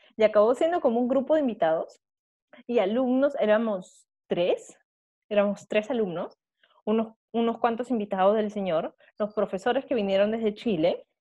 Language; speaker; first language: Spanish; native; Spanish